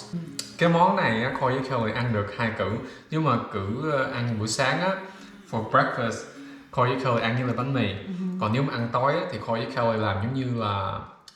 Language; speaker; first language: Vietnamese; early bilingual, heritage; Vietnamese